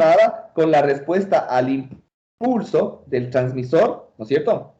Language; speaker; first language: Spanish; native; Spanish